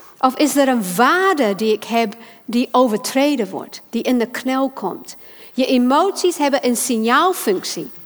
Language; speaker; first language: Dutch; non-native, fluent; English